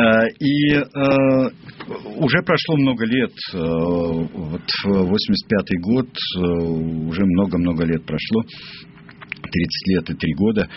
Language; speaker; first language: Russian; native; Russian